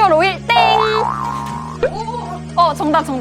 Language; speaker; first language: Korean; native; Korean